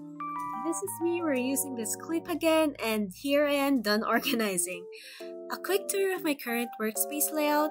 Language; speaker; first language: English; non-native, local second language; Filipino